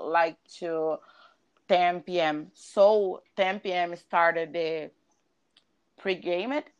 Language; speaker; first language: English; non-native, learner; Portuguese